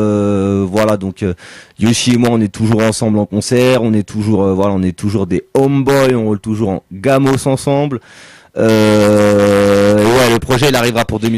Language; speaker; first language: French; native; French